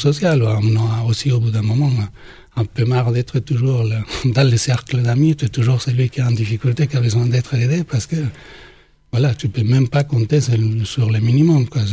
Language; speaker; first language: French; non-native, fluent; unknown